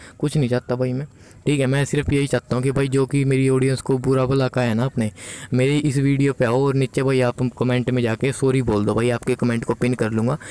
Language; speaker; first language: Hindi; native; Hindi